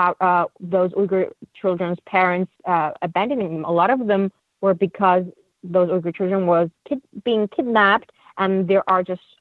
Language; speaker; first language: English; non-native, fluent; Uyghur